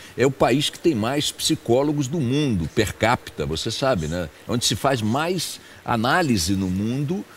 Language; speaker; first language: Portuguese; early bilingual, other home language; Spanish